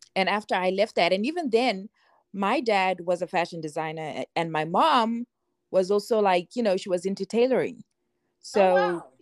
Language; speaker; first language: English; non-native, local second language; Shona